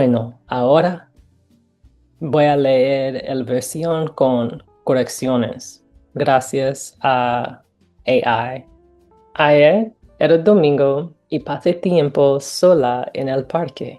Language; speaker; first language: Spanish; non-native, learner; English